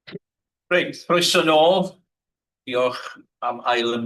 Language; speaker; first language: Welsh; non-native, learner; English